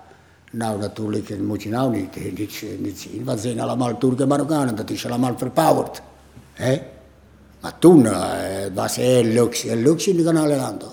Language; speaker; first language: Dutch; non-native, learner; Italian